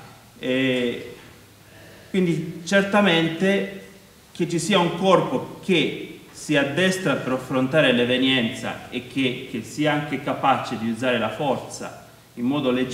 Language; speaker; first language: Italian; non-native, fluent; Maltese